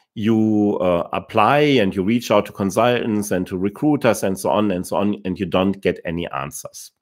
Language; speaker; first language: English; non-native, fluent; German